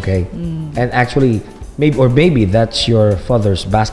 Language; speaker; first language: English; non-native, local second language; Filipino